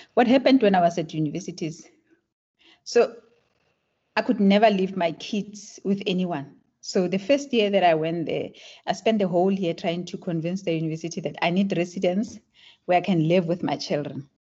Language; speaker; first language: English; non-native, local second language; Tswana